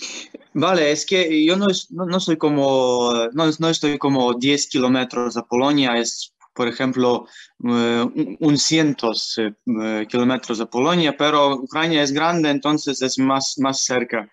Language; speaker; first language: Spanish; non-native, learner; Ukrainian